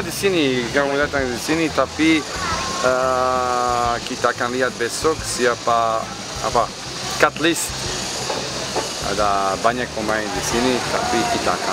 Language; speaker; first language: Indonesian; non-native, learner; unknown